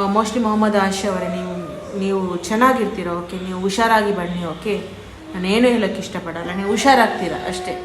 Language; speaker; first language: Kannada; non-native, local second language; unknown